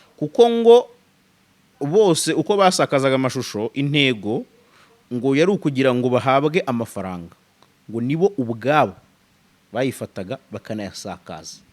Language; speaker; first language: Kinyarwanda; native; Kinyarwanda